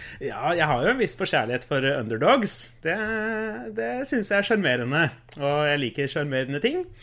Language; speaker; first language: Norwegian; early bilingual, other home language; Spanish